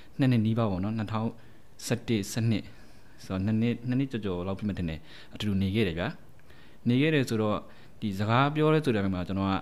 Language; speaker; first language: Burmese; native; Burmese